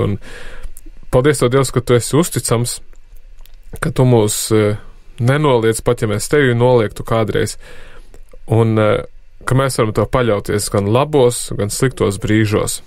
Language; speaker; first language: Latvian; native; Latvian